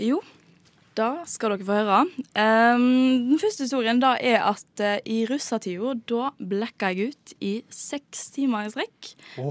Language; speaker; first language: Norwegian; native; Norwegian